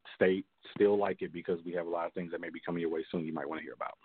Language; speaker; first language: English; native; English